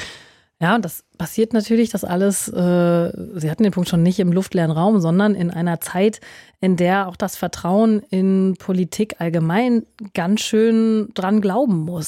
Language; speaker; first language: German; native; German